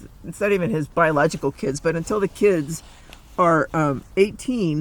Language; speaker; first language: English; native; English